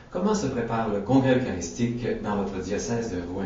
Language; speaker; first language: French; native; French